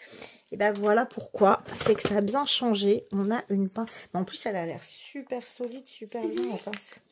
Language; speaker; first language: French; native; French